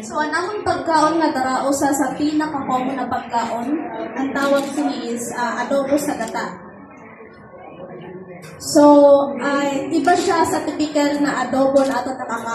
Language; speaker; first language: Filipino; non-native, local second language; Hiligaynon